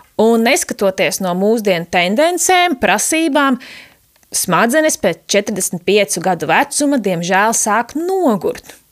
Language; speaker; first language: Latvian; native; Latvian